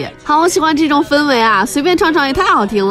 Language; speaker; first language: Chinese; native; Chinese